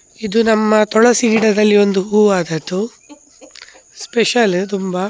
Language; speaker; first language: Kannada; non-native, local second language; Tulu